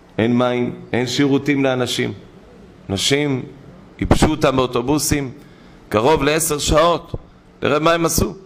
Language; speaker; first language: Hebrew; native; Hebrew